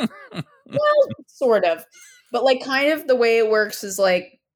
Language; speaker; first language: English; native; English